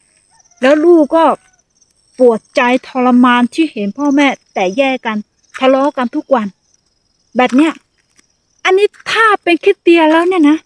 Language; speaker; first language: Thai; non-native, fluent; Akha